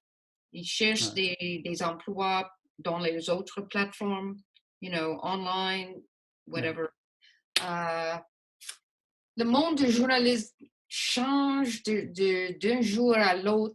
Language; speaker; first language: French; non-native, local second language; English